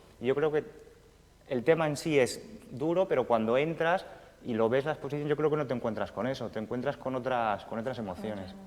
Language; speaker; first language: Spanish; early bilingual, other home language; Romanian